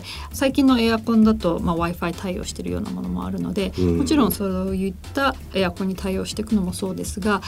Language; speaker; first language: Japanese; native; Japanese